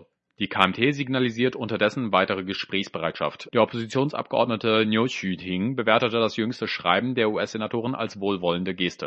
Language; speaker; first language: German; native; German